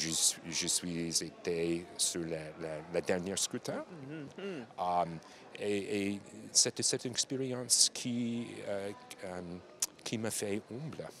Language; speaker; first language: French; non-native, learner; English